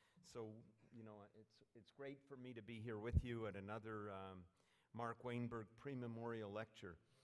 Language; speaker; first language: English; native; English